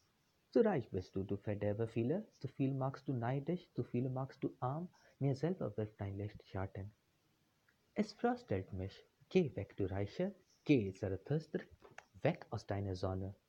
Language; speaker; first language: German; non-native, fluent; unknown